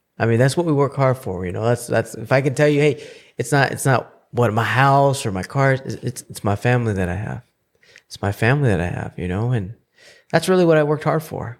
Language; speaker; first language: English; early bilingual, other home language; Spanish